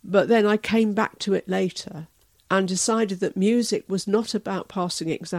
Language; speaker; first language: English; native; English